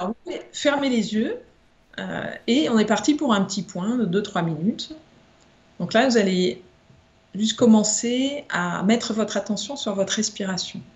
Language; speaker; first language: French; native; French